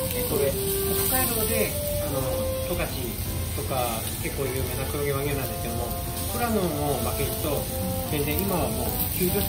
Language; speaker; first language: Japanese; native; Japanese